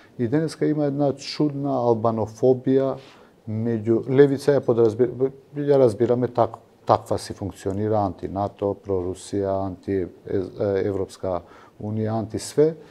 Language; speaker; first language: Macedonian; non-native, local second language; Albanian